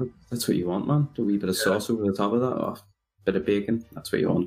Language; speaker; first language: English; native; English